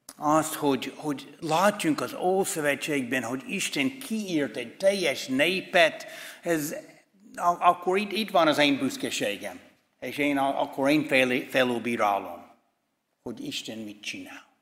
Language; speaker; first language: Hungarian; non-native, fluent; English